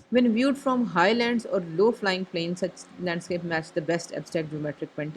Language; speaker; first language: English; non-native, local second language; Urdu